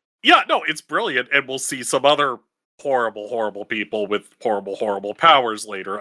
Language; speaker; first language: English; native; English